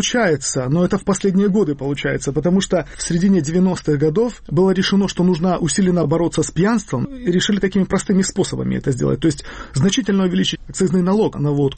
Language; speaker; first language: Russian; native; Russian